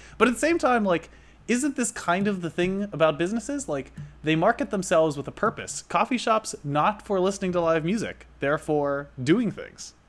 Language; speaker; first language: English; native; English